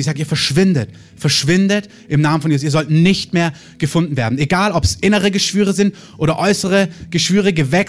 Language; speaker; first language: German; native; German